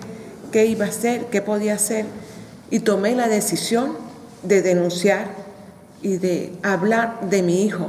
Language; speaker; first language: Spanish; native; Spanish